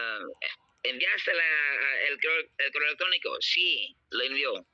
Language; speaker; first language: Spanish; non-native, learner; Filipino